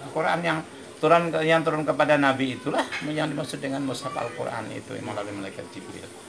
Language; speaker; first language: Indonesian; native; Indonesian